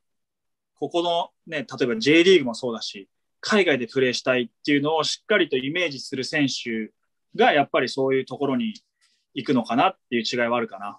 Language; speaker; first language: Japanese; native; Japanese